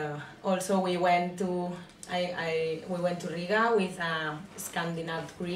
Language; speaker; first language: English; non-native, learner; Spanish